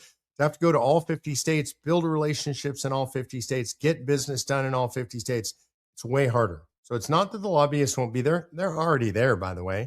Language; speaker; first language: English; native; English